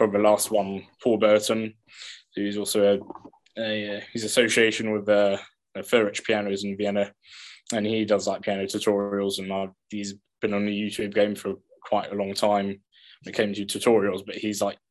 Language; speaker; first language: English; native; English